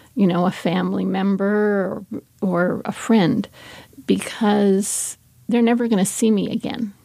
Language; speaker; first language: English; native; English